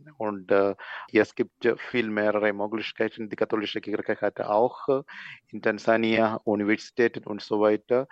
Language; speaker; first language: German; non-native, learner; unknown